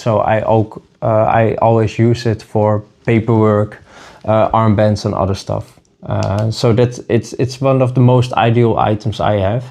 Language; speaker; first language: English; non-native, fluent; Dutch